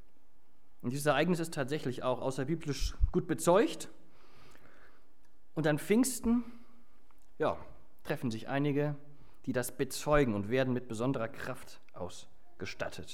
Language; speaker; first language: German; native; German